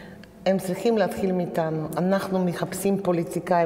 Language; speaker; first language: Hebrew; non-native, fluent; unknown